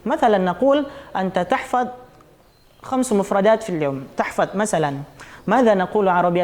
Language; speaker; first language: Arabic; non-native, fluent; Indonesian